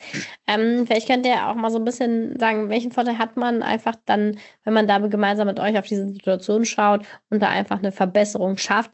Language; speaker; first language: German; native; German